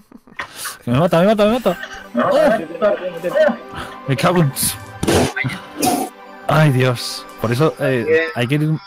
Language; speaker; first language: Spanish; native; Spanish